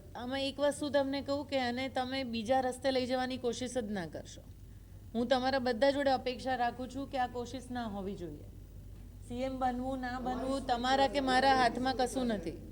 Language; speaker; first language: Gujarati; native; Gujarati